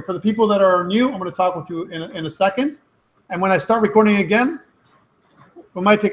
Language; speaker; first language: English; native; English